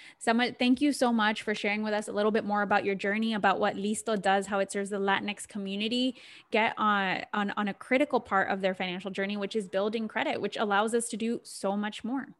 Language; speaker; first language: English; native; English